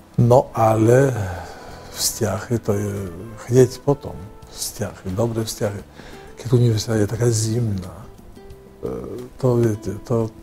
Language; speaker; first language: Slovak; non-native, learner; Polish